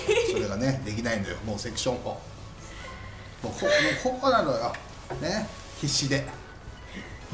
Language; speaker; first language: Japanese; native; Japanese